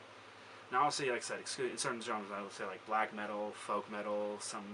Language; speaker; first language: English; native; English